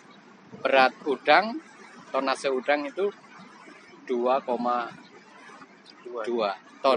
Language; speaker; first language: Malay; non-native, local second language; Javanese